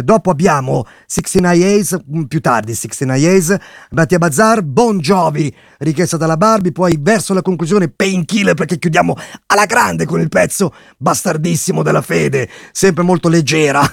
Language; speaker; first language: Italian; native; Italian